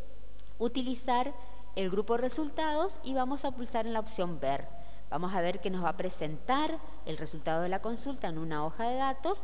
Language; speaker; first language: Spanish; native; Spanish